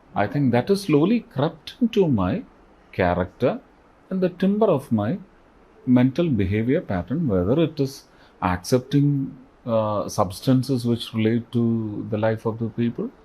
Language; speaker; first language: English; non-native, local second language; Malayalam